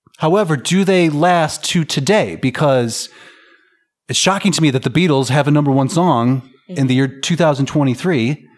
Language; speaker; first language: English; native; English